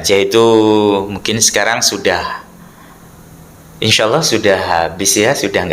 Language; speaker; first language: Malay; non-native, local second language; Madurese